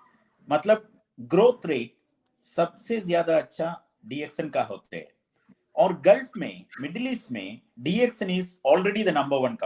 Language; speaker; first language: Hindi; non-native, fluent; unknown